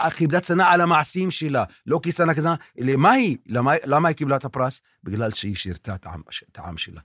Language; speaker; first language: Hebrew; non-native, local second language; Arabic